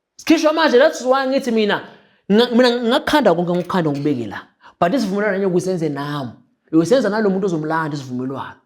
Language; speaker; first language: Zulu; native; Zulu